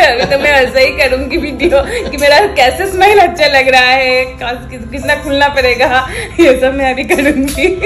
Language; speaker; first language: Hindi; non-native, local second language; Bangla